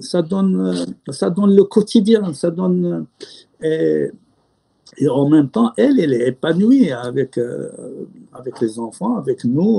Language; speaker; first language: French; non-native, local second language; Arabic